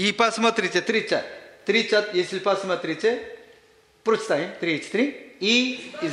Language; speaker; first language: Russian; non-native, learner; Korean